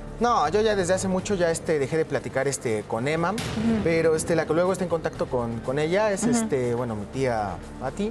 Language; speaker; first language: Spanish; native; Spanish